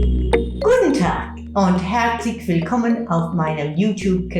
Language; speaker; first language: German; non-native, fluent; English